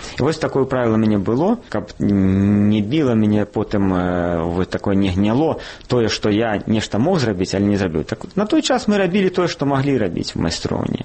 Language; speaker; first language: Belarusian; native; Belarusian